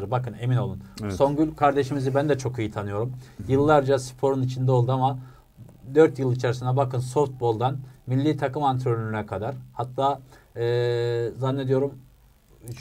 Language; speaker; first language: Turkish; native; Turkish